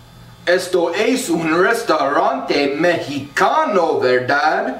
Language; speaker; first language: Spanish; non-native, learner; English